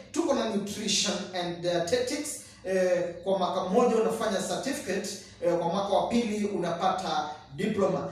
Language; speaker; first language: Swahili; non-native, local second language; Kamba